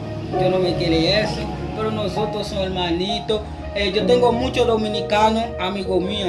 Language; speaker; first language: Spanish; non-native, learner; Haitian Creole